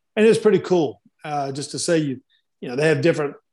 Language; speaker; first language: English; native; English